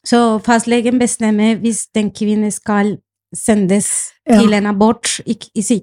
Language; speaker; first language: Norwegian; non-native, fluent; Spanish